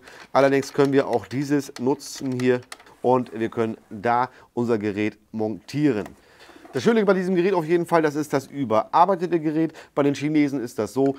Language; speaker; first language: German; native; German